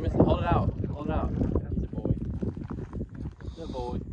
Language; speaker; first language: English; native; English